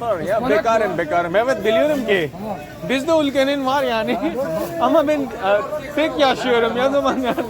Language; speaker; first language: Turkish; non-native, learner; Hindi